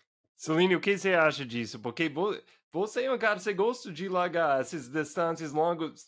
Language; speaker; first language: Portuguese; non-native, fluent; English